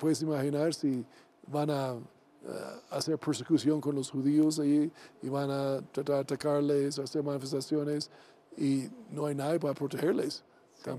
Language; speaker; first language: Spanish; non-native, learner; English